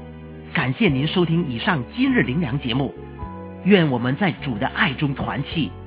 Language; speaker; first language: Chinese; native; Chinese